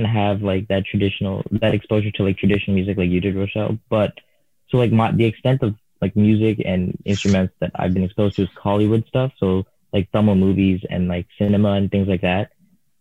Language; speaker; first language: English; non-native, fluent; Tamil